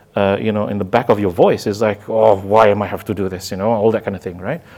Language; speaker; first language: English; non-native, fluent; Indonesian